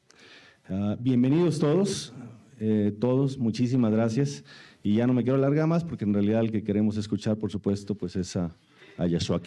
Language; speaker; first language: Spanish; native; Spanish